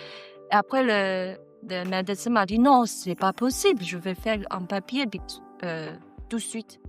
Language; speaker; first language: French; non-native, learner; Chinese